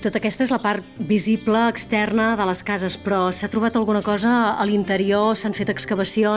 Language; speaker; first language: Catalan; native; Catalan